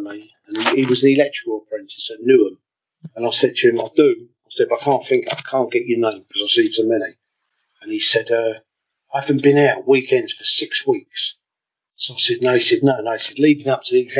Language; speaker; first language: English; native; English